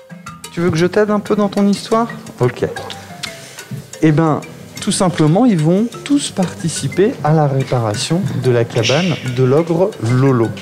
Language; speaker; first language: French; native; French